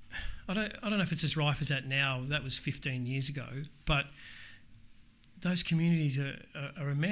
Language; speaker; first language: English; native; English